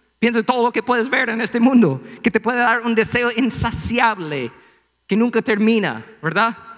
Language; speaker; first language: Spanish; non-native, fluent; English